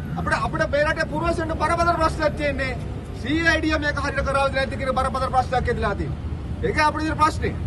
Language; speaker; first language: Sinhala; native; Sinhala